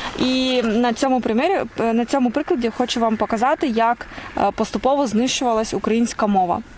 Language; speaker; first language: Ukrainian; non-native, local second language; Russian